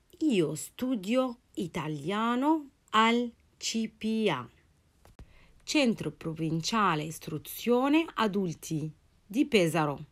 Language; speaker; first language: Italian; non-native, fluent; Arabic